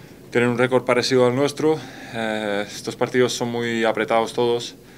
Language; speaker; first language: Spanish; non-native, fluent; Latvian